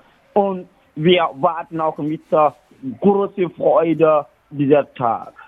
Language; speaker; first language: German; non-native, learner; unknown